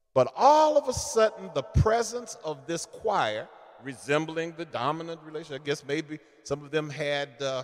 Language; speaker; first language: English; native; English